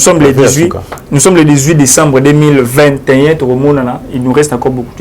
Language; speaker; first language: French; non-native, local second language; Lingala